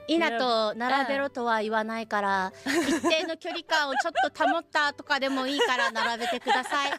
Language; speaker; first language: Japanese; native; Japanese